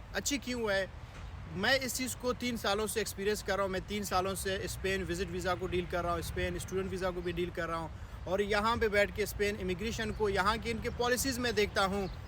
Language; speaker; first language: Hindi; non-native, local second language; Punjabi